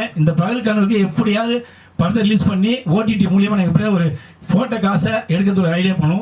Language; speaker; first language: Tamil; native; Tamil